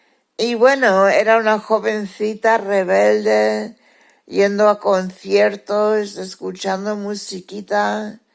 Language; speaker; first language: Spanish; early bilingual, heritage; Spanish